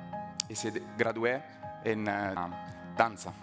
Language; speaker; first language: Spanish; non-native, fluent; Italian